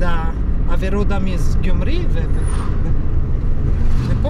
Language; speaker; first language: Russian; non-native, learner; Italian